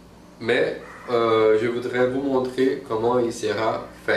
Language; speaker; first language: French; non-native, fluent; Portuguese